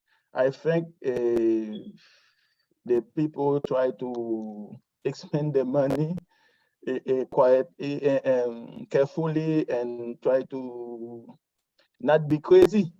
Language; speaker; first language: English; non-native, learner; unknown